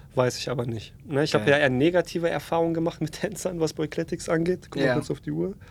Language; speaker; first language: German; early bilingual, other home language; Polish